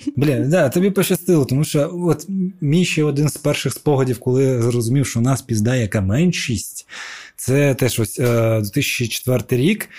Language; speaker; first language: Ukrainian; non-native, local second language; Russian